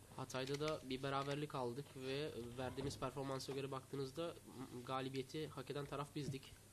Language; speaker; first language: Turkish; native; Turkish